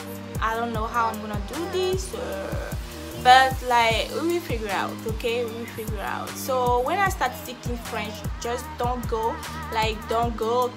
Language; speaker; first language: English; non-native, fluent; French